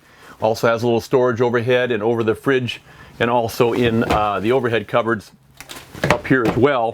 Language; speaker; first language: English; native; English